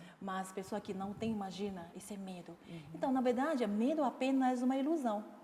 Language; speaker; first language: Portuguese; non-native, fluent; Chinese